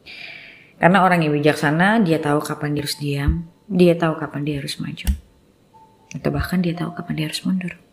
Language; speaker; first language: Indonesian; native; Indonesian